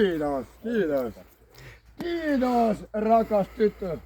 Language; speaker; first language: Finnish; non-native, learner; Estonian